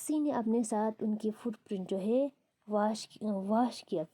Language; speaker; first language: Hindi; non-native, local second language; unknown